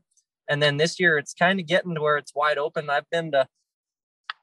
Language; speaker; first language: English; native; English